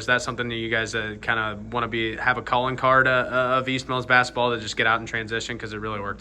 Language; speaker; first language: English; native; English